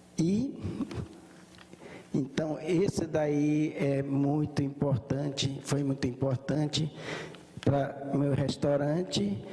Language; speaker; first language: Portuguese; early bilingual, other home language; Japanese